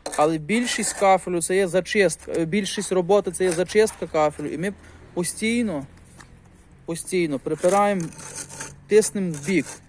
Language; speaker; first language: Ukrainian; native; Ukrainian